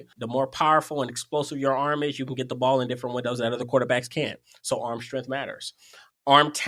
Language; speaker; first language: English; native; English